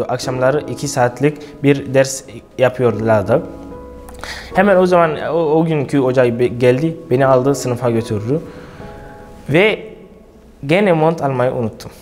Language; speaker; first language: Turkish; non-native, fluent; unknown